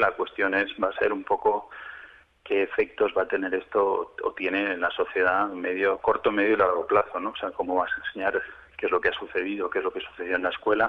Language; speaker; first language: Spanish; native; Spanish